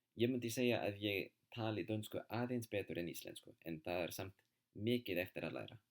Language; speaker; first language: Icelandic; non-native, fluent; English